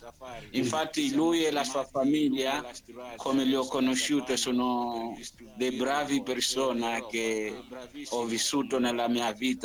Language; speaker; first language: Italian; non-native, learner; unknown